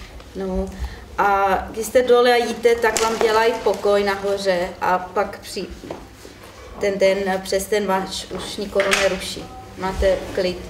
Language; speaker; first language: Czech; non-native, learner; German